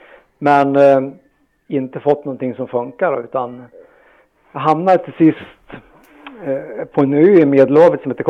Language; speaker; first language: Swedish; native; Swedish